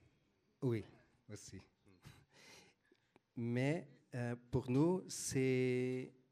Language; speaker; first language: French; non-native, fluent; Portuguese